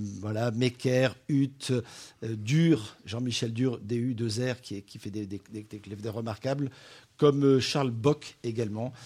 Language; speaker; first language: French; native; French